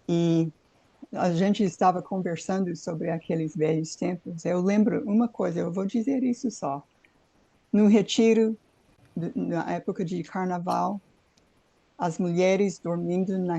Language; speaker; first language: Portuguese; non-native, fluent; English